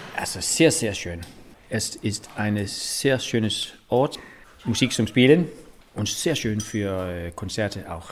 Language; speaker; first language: German; non-native, learner; Danish